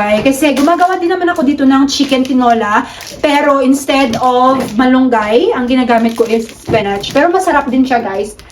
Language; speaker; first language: Filipino; non-native, local second language; Cebuano